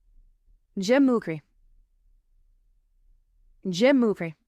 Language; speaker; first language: French; non-native, fluent; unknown